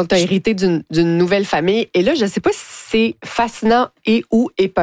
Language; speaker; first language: French; native; French